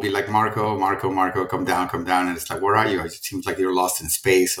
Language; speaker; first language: English; non-native, fluent; Spanish